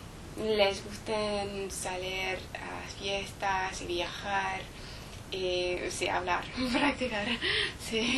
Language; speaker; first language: Spanish; non-native, learner; English